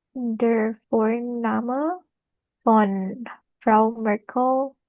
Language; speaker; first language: German; non-native, learner; Indonesian